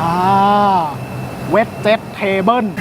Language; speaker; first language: English; non-native, learner; Thai